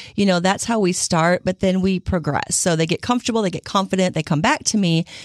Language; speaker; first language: English; native; English